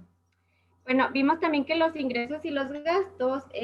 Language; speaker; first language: Spanish; native; Spanish